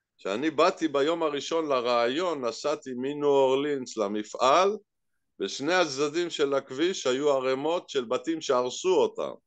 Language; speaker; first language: Hebrew; native; Hebrew